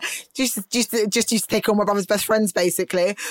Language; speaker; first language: English; native; English